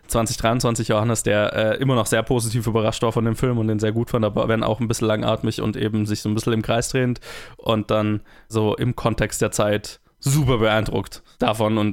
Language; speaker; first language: German; native; German